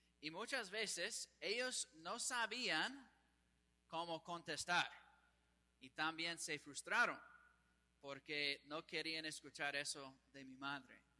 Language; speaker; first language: Spanish; non-native, fluent; English